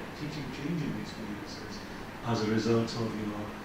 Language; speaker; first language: English; non-native, fluent; Greek